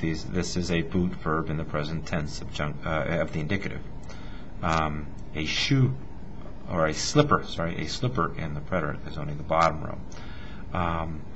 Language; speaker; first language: English; native; English